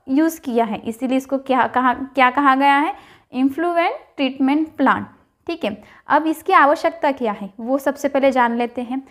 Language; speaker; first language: Hindi; non-native, local second language; Marathi